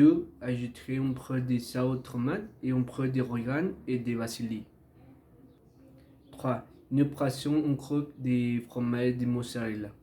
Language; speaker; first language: French; non-native, learner; Spanish